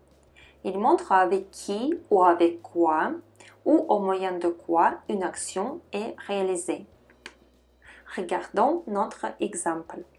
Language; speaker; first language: French; non-native, fluent; Russian